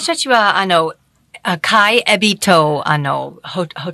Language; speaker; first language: Japanese; non-native, fluent; English